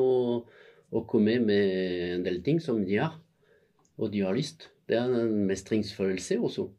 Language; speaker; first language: Norwegian; non-native, fluent; French